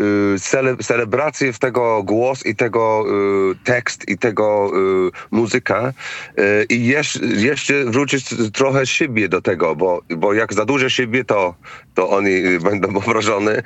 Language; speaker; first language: Polish; non-native, fluent; English